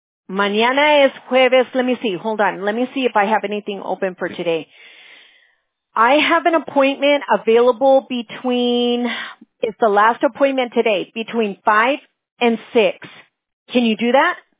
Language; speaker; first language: English; early bilingual, other home language; Spanish